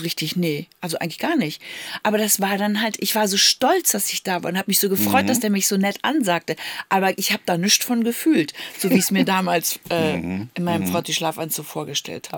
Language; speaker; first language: German; native; German